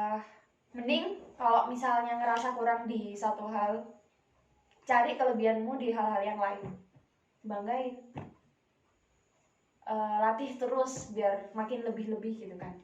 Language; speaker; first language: Indonesian; native; Indonesian